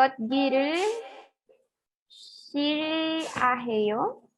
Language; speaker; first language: Korean; non-native, learner; Spanish